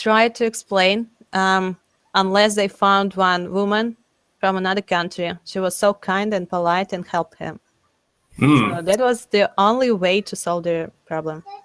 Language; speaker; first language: English; non-native, learner; Russian